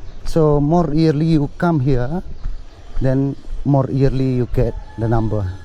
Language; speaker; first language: English; non-native, fluent; Indonesian